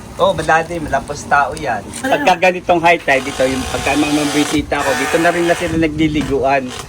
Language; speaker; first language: Filipino; native; Filipino